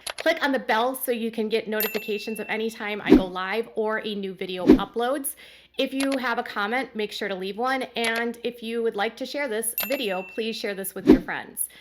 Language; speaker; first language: English; native; English